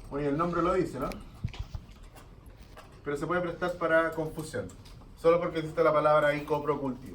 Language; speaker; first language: Spanish; native; Spanish